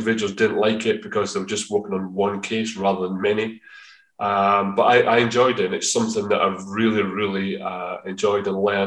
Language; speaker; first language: English; native; English